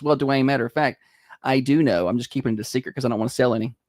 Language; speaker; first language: English; native; English